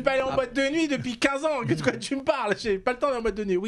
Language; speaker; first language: French; native; French